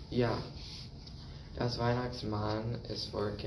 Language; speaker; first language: German; non-native, learner; English